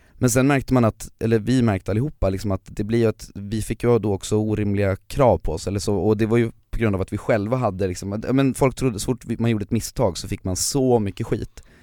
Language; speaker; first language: Swedish; native; Swedish